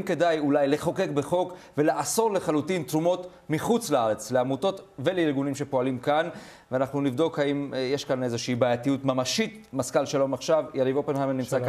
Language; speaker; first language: Hebrew; native; Hebrew